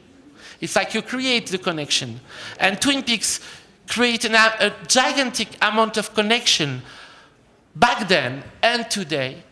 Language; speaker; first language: English; non-native, fluent; French